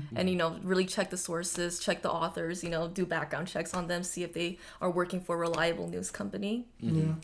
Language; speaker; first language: English; early bilingual, other home language; Japanese